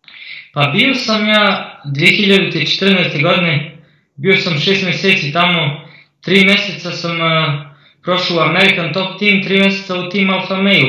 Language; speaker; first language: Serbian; early bilingual, heritage; Croatian